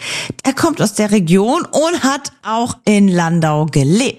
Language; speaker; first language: German; native; German